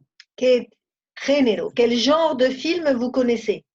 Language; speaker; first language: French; non-native, fluent; Spanish